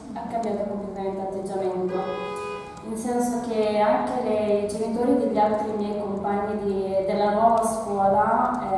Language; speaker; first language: Italian; early bilingual, other home language; Arabic